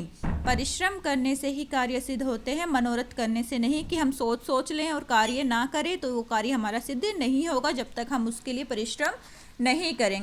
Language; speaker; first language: Hindi; native; Hindi